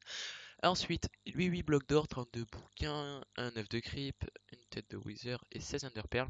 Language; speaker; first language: French; native; French